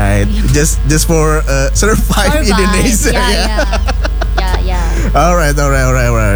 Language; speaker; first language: English; non-native, fluent; Indonesian